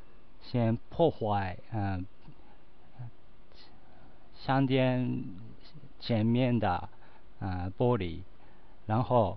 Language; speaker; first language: Chinese; non-native, learner; Japanese